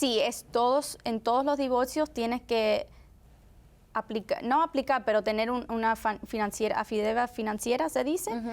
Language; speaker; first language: Spanish; early bilingual, heritage; Spanish